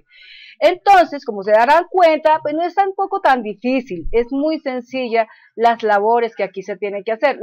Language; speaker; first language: Spanish; native; Spanish